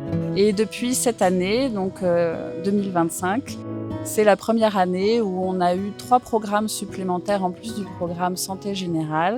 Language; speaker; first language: French; native; French